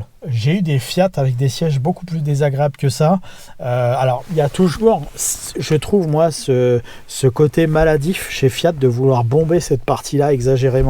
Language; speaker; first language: French; native; French